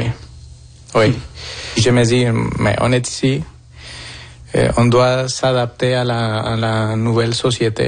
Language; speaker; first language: French; non-native, fluent; Spanish